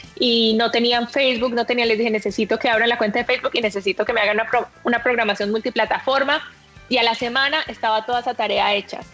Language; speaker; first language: Spanish; native; Spanish